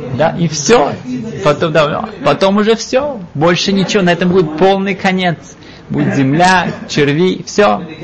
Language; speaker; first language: Russian; early bilingual, heritage; Russian